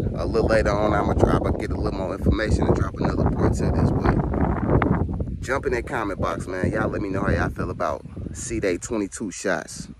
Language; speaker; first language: English; native; English